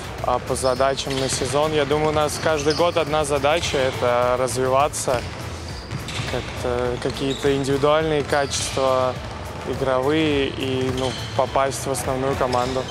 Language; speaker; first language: Russian; native; Russian